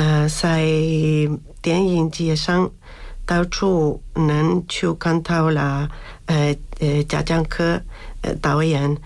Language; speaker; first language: Chinese; non-native, fluent; Spanish